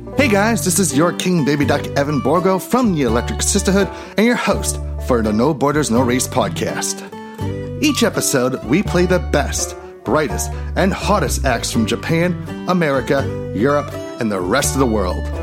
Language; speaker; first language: English; native; English